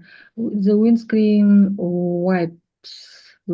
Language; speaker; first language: English; non-native, learner; Russian